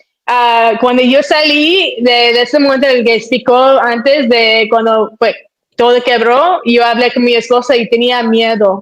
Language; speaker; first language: Spanish; early bilingual, heritage; Spanish